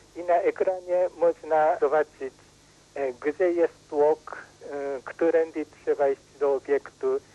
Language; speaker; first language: Polish; non-native, learner; Japanese